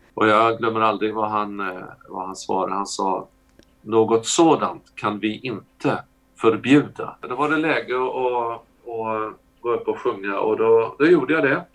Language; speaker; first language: Swedish; native; Swedish